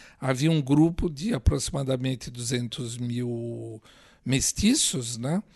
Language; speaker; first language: Portuguese; native; Portuguese